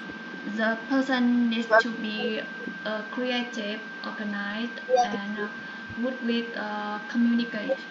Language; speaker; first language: English; non-native, learner; Vietnamese